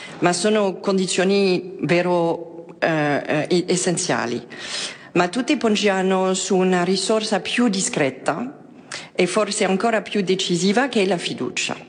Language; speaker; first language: Italian; non-native, fluent; French